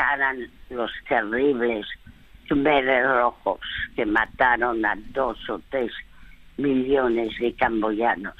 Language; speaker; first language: Spanish; early bilingual, other home language; French